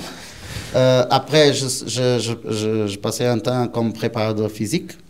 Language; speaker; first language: French; non-native, learner; Portuguese